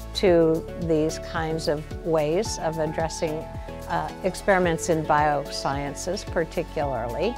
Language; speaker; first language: English; native; English